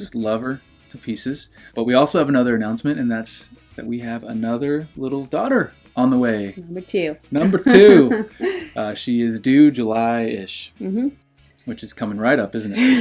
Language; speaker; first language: English; native; English